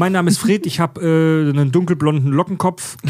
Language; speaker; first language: German; native; German